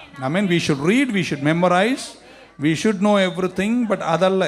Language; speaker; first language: English; non-native, local second language; Tamil